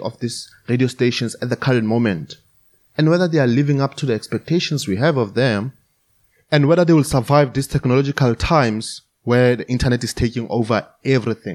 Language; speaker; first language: English; non-native, local second language; Tswana